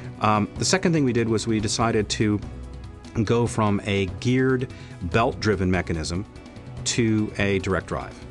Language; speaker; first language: English; native; English